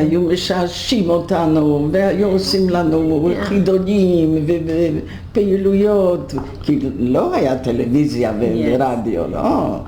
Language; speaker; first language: Hebrew; non-native, fluent; Polish